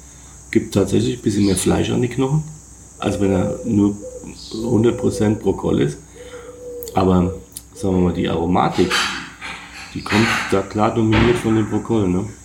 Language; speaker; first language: German; native; German